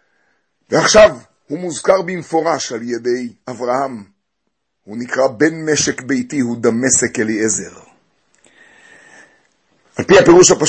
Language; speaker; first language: Hebrew; native; Hebrew